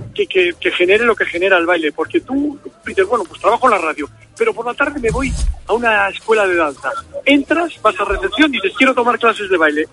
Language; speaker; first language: Spanish; native; Spanish